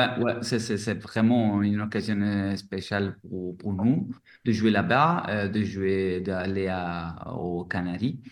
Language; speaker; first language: French; non-native, fluent; Italian